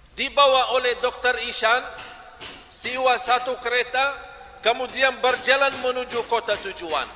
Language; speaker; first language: Malay; non-native, fluent; Arabic